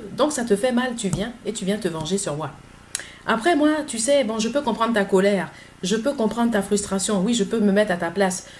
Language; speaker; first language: French; native; French